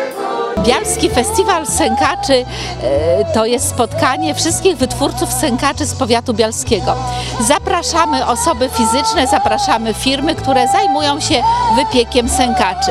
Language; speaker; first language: Polish; native; Polish